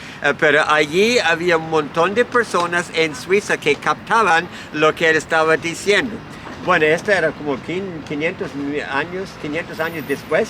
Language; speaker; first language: Spanish; non-native, fluent; English